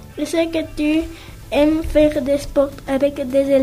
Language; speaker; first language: French; non-native, learner; Spanish